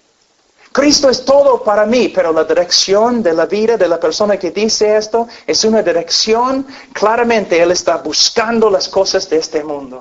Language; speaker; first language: Spanish; non-native, fluent; English